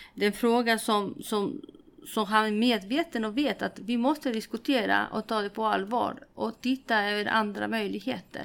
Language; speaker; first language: Swedish; non-native, fluent; Spanish